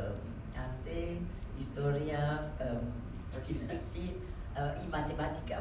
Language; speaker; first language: Spanish; non-native, learner; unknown